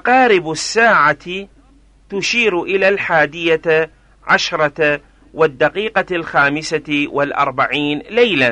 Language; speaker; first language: Arabic; non-native, fluent; Persian